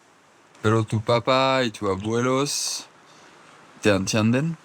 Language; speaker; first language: Spanish; non-native, learner; French